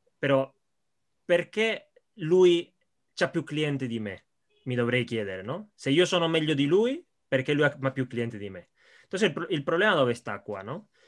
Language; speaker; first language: Italian; native; Italian